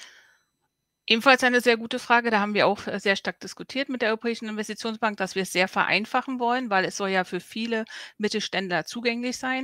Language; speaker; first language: German; native; German